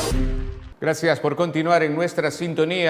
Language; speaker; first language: Spanish; native; Spanish